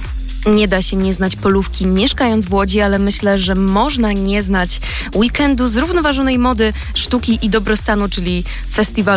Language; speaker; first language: Polish; native; Polish